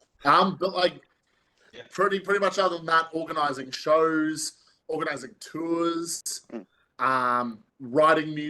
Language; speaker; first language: English; native; English